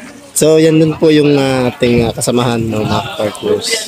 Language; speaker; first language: Filipino; native; Filipino